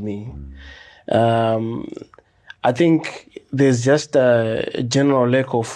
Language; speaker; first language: English; non-native, local second language; Shona